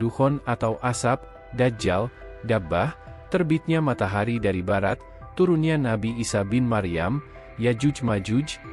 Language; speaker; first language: Indonesian; native; Indonesian